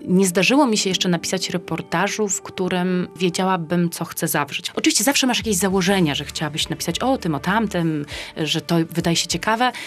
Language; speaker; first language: Polish; native; Polish